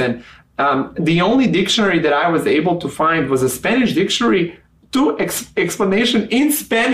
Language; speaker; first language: English; non-native, fluent; Serbian